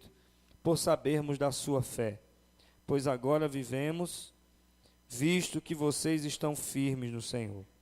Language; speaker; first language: Portuguese; native; Portuguese